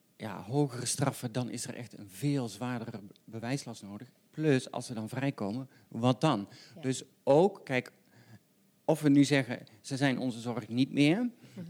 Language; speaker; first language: Dutch; native; Dutch